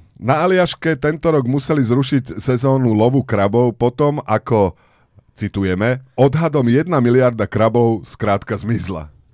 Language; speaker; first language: Slovak; native; Slovak